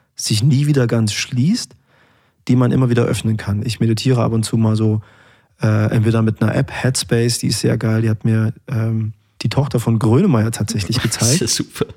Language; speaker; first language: German; native; German